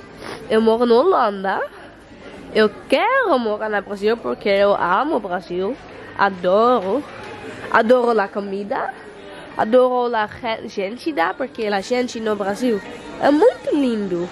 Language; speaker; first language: Portuguese; non-native, learner; Dutch